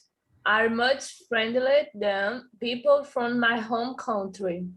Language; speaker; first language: English; non-native, learner; Portuguese